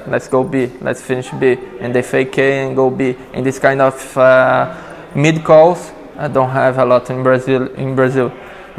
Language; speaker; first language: English; non-native, learner; Portuguese